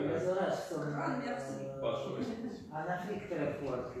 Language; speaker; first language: French; non-native, fluent; Russian